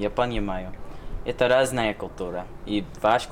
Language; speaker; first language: Russian; non-native, learner; English